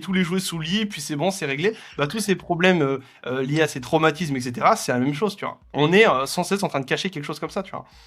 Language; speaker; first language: French; native; French